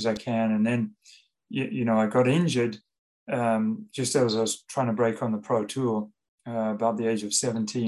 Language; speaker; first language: English; native; English